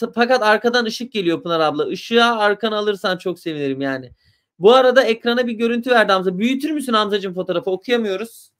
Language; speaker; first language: Turkish; native; Turkish